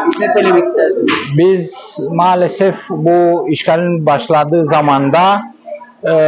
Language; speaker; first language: Turkish; non-native, learner; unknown